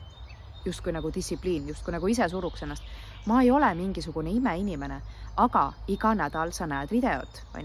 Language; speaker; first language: Estonian; native; Estonian